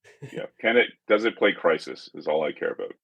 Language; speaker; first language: English; native; English